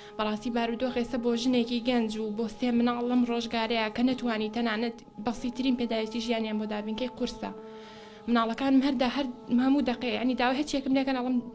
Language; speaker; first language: Central Kurdish; native; Central Kurdish